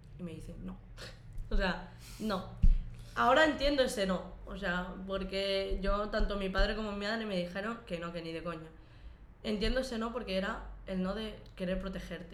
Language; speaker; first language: Spanish; early bilingual, other home language; Arabic